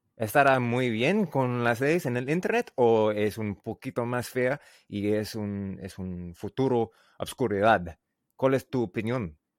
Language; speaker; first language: Spanish; non-native, learner; English